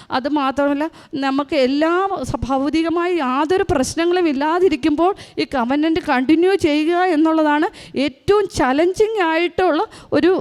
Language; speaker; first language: Malayalam; native; Malayalam